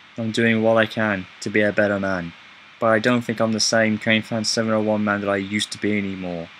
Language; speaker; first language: English; native; English